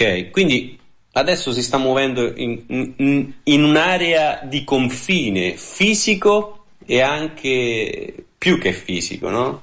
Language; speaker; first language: Italian; native; Italian